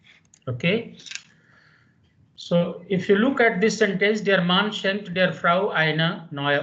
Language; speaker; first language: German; non-native, fluent; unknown